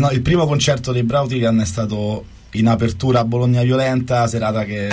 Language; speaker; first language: Italian; native; Italian